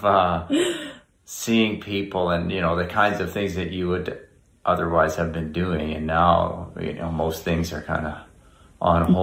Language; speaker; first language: English; native; English